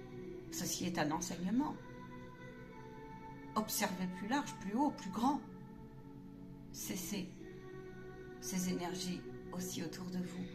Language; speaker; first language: French; native; French